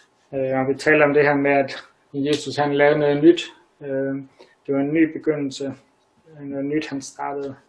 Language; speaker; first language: Danish; native; Danish